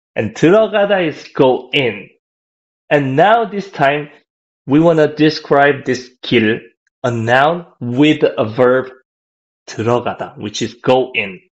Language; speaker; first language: English; non-native, fluent; Korean